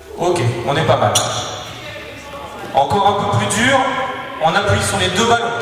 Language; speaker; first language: French; native; French